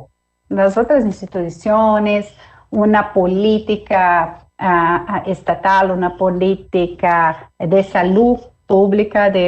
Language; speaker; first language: Spanish; non-native, fluent; Portuguese